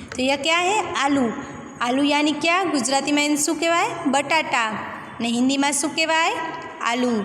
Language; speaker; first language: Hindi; non-native, local second language; Gujarati